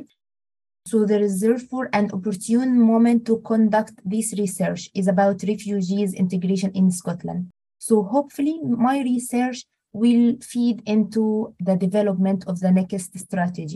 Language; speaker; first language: English; non-native, fluent; Arabic